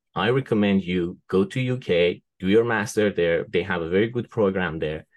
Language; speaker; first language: English; non-native, fluent; Persian